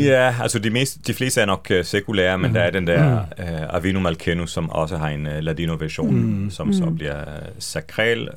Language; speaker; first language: Danish; non-native, fluent; Hebrew